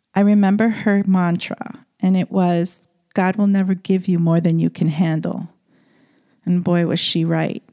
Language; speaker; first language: English; native; English